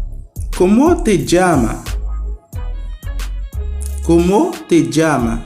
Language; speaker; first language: Spanish; non-native, fluent; Haitian Creole